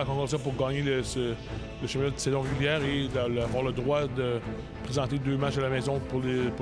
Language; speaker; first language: French; native; French